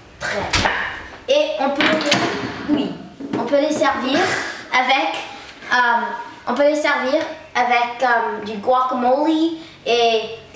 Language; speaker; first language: French; non-native, learner; English